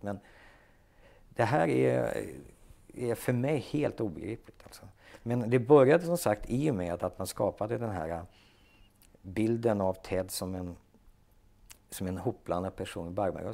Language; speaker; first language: Swedish; native; Swedish